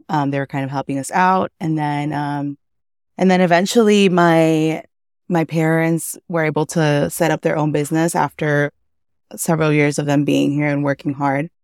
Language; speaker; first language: English; early bilingual, other home language; Spanish